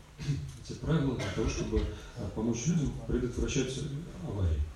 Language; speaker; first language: Russian; native; Russian